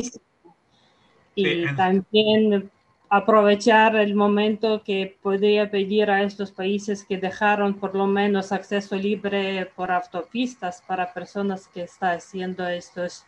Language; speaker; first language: Spanish; non-native, fluent; Ukrainian